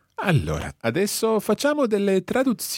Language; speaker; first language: Italian; non-native, fluent; English